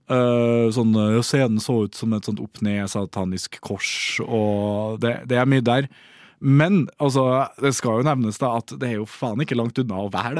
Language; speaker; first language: Norwegian; native; Norwegian